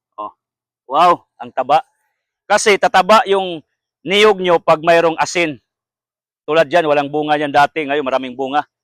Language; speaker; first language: Filipino; non-native, local second language; Cebuano